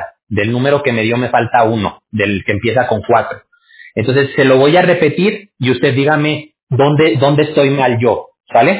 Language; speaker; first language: Spanish; native; Spanish